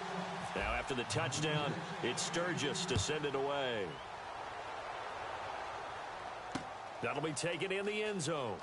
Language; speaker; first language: English; native; English